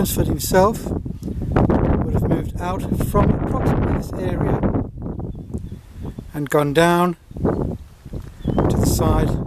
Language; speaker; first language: English; native; English